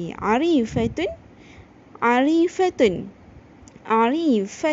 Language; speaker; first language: Arabic; non-native, fluent; Malay